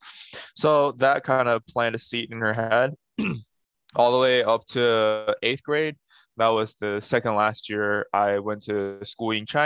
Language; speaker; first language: English; non-native, fluent; Chinese